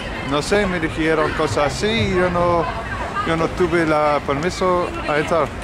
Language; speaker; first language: Spanish; non-native, learner; English